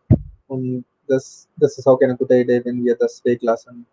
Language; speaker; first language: German; non-native, learner; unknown